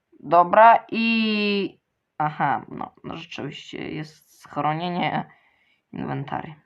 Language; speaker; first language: Polish; early bilingual, other home language; Ukrainian